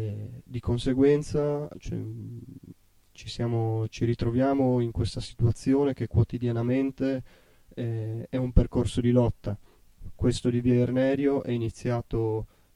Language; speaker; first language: Italian; native; Italian